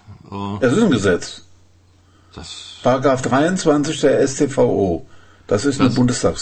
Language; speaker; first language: German; native; German